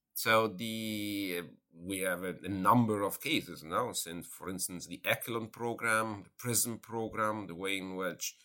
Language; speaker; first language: English; non-native, fluent; Italian